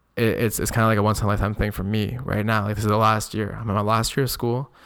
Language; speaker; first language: English; native; English